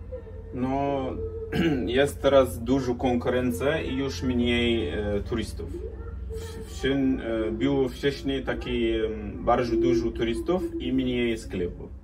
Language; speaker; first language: Polish; non-native, learner; Arabic